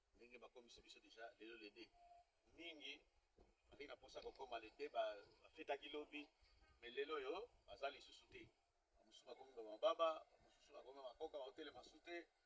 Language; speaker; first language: Lingala; non-native, local second language; Kongo